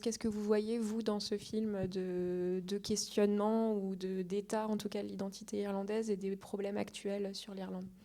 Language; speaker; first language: French; native; French